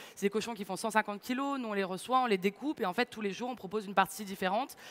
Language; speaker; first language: French; native; French